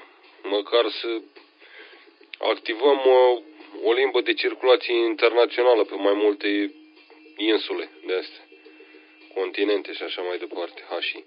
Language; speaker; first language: Romanian; native; Romanian